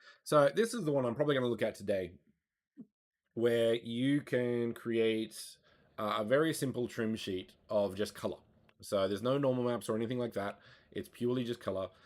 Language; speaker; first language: English; native; English